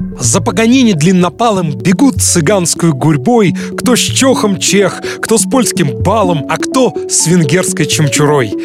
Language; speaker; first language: Russian; native; Russian